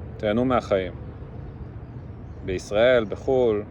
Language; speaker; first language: Hebrew; early bilingual, other home language; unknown